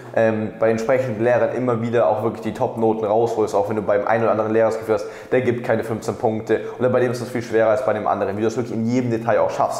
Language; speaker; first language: German; native; German